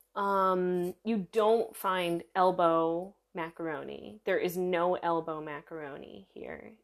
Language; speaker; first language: English; early bilingual, other home language; Italian